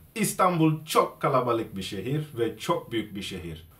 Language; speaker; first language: Turkish; non-native, fluent; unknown